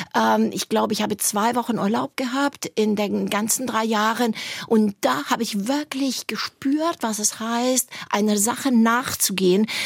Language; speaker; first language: German; native; German